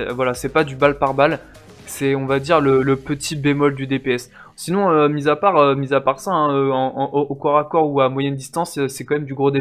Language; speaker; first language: French; native; French